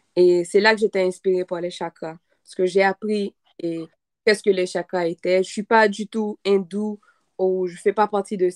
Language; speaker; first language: French; non-native, local second language; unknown